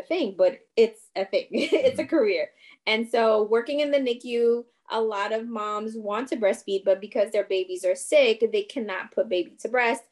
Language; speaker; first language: English; non-native, fluent; French